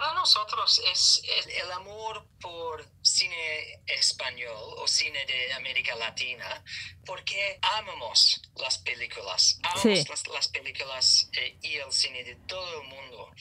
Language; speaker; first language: Spanish; non-native, fluent; English